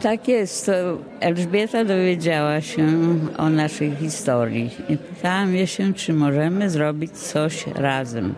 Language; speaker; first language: Polish; early bilingual, heritage; Polish